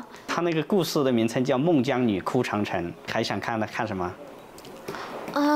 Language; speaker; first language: Chinese; native; Chinese